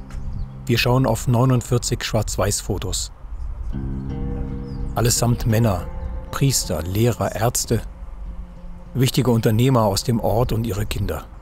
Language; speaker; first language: German; native; German